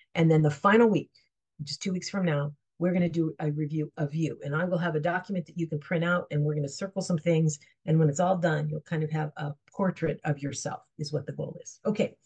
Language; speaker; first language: English; native; English